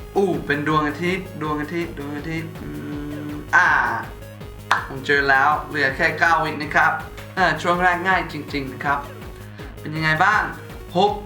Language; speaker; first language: Thai; non-native, fluent; English